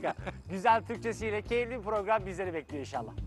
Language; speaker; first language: Turkish; native; Turkish